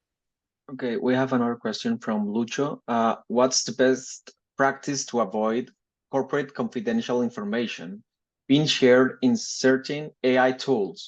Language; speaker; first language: English; non-native, fluent; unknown